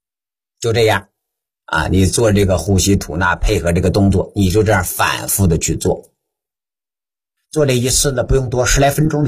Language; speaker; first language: Chinese; native; Chinese